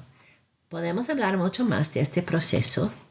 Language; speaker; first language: Spanish; non-native, fluent; English